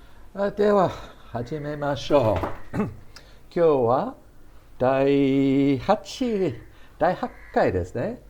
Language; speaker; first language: Japanese; non-native, fluent; English